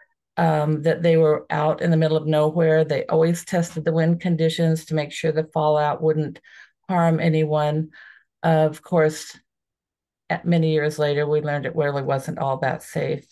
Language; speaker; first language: English; native; English